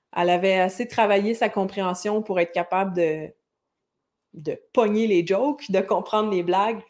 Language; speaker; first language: French; native; French